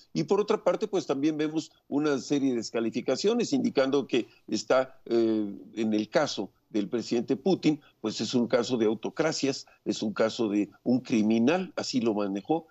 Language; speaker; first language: Spanish; native; Spanish